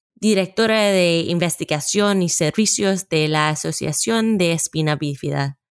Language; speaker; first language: Spanish; non-native, fluent; English